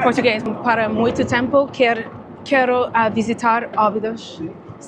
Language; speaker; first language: Portuguese; non-native, learner; English